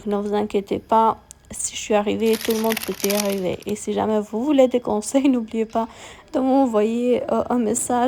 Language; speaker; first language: French; non-native, fluent; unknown